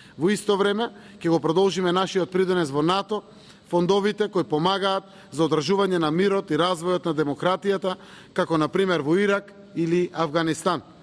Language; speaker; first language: Macedonian; native; Macedonian